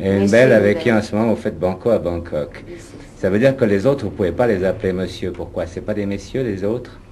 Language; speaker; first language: French; native; French